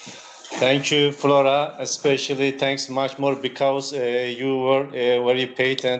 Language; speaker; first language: English; non-native, learner; Turkish